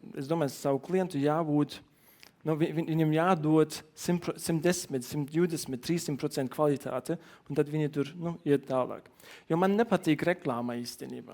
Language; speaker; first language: Latvian; non-native, learner; German